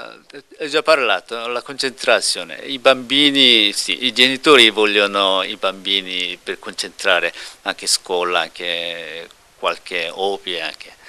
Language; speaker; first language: Italian; non-native, learner; Korean